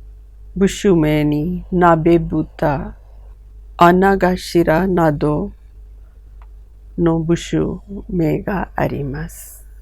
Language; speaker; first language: Japanese; non-native, fluent; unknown